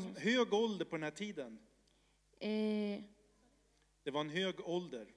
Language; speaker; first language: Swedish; early bilingual, other home language; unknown